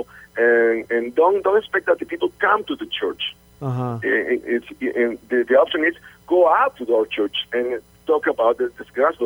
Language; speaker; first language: English; non-native, learner; Spanish